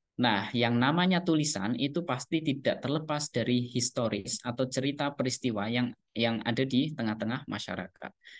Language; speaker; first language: Indonesian; non-native, local second language; Javanese